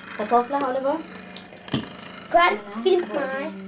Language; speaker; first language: Danish; non-native, learner; Filipino